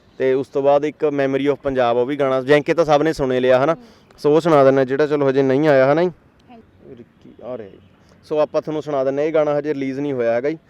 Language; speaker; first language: Punjabi; native; Punjabi